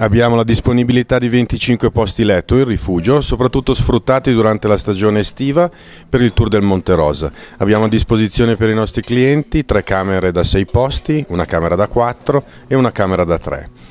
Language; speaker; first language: Italian; native; Italian